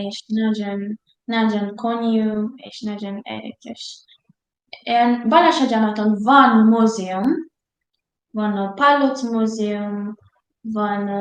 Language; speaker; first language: Hungarian; non-native, learner; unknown